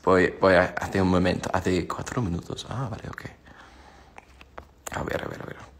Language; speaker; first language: Spanish; non-native, learner; English